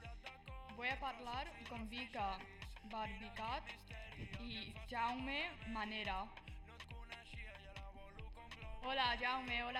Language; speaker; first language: Catalan; non-native, local second language; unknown